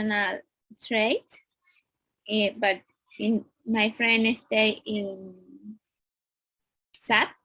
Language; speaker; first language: English; non-native, learner; Spanish